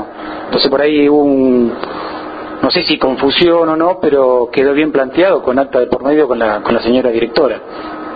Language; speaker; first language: Spanish; native; Spanish